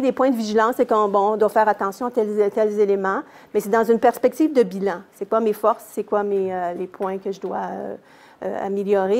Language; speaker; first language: French; native; French